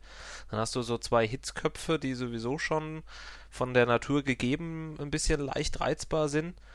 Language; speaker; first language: German; native; German